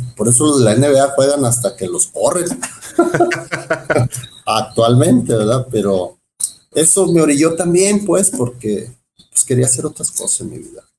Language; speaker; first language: Spanish; native; Spanish